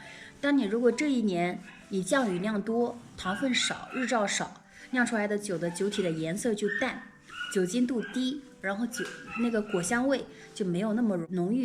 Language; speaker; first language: Chinese; native; Chinese